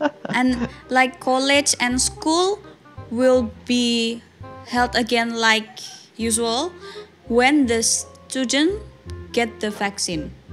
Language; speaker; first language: English; non-native, learner; Indonesian